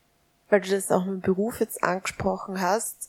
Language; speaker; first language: German; native; German